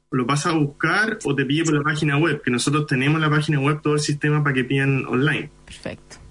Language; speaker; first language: Spanish; early bilingual, other home language; Hindi